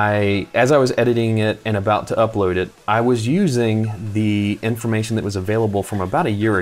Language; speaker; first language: English; native; English